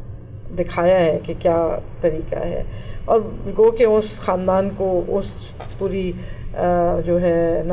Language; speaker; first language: Urdu; native; Urdu